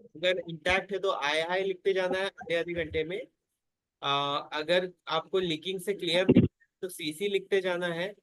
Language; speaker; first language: Hindi; non-native, local second language; Marathi